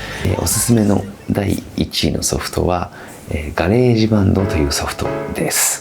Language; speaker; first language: Japanese; native; Japanese